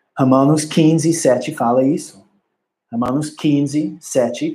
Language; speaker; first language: Portuguese; non-native, learner; English